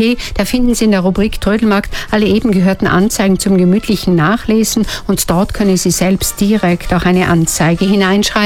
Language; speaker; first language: German; native; German